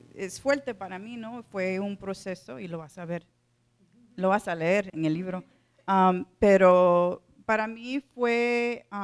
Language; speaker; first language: Spanish; early bilingual, heritage; Spanish